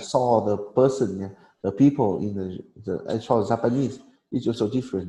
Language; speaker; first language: English; non-native, learner; Vietnamese